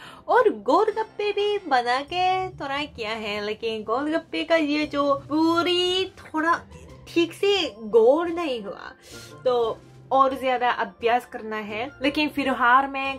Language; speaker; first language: Hindi; non-native, fluent; Japanese